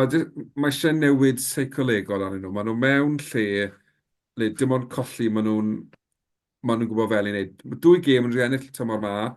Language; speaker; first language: Welsh; native; Welsh